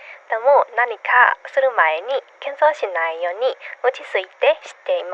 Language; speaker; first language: Japanese; non-native, learner; Burmese